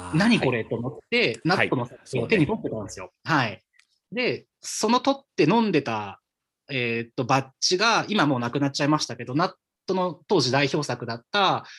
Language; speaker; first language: Japanese; native; Japanese